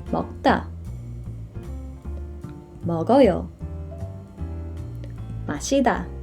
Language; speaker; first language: Korean; non-native, fluent; English